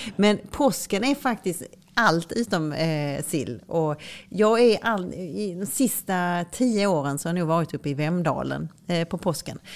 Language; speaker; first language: Swedish; native; Swedish